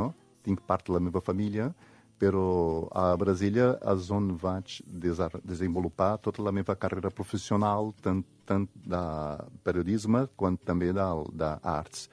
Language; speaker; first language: Catalan; non-native, fluent; Portuguese